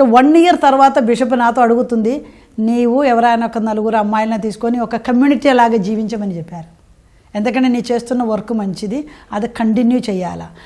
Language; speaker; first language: Telugu; non-native, fluent; Malayalam